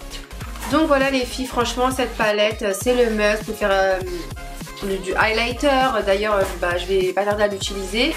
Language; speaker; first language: French; native; French